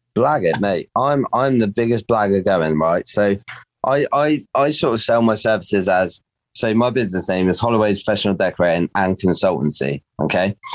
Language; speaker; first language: English; native; English